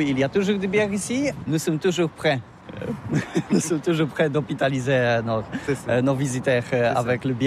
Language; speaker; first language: French; non-native, learner; Polish